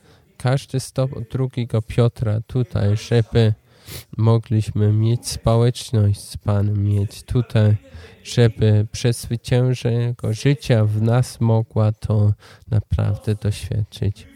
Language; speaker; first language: Polish; non-native, learner; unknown